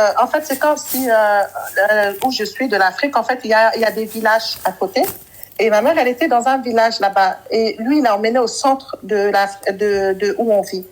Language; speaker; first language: French; early bilingual, other home language; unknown